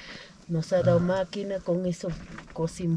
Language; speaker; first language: Spanish; non-native, local second language; Aymara